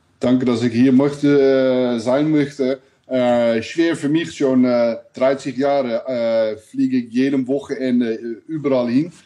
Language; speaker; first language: German; non-native, learner; Dutch